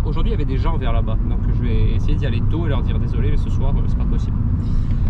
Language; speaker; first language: French; native; French